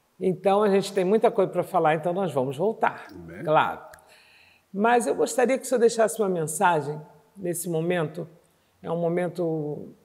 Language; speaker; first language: Portuguese; native; Portuguese